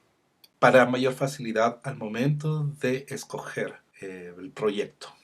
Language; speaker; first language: Spanish; native; Spanish